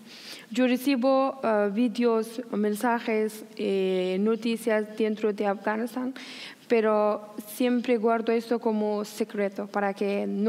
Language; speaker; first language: Spanish; non-native, learner; Persian